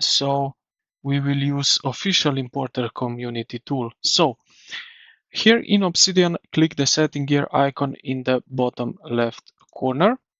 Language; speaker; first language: English; non-native, fluent; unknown